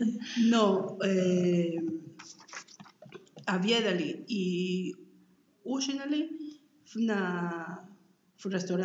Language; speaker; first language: Russian; non-native, learner; Spanish